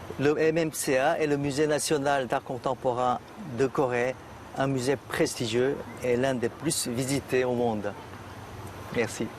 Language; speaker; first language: French; non-native, fluent; Korean